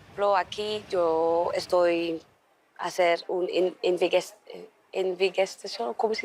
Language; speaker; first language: Spanish; early bilingual, heritage; Dutch